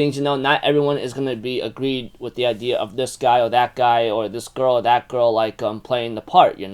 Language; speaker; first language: English; native; English